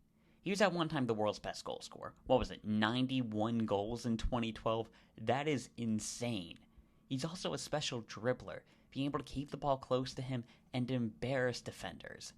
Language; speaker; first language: English; native; English